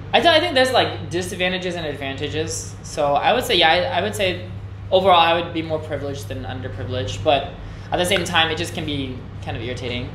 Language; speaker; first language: English; native; English